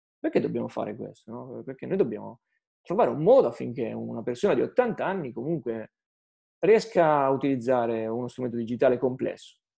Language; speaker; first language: Italian; native; Italian